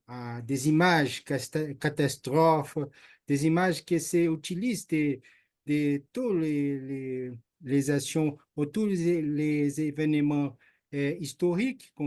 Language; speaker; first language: French; non-native, learner; Portuguese